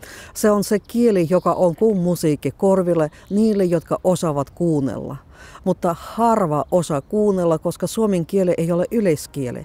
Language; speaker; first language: Finnish; non-native, fluent; Russian